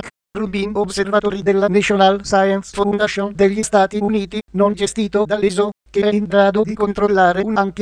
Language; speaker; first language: Italian; native; Italian